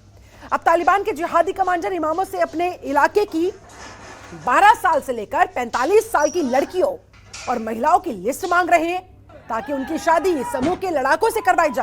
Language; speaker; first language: Hindi; native; Hindi